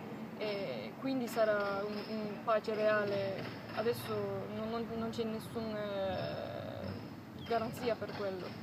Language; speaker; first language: Italian; non-native, learner; Turkish